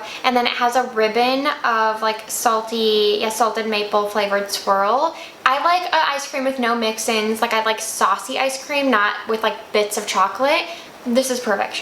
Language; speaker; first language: English; native; English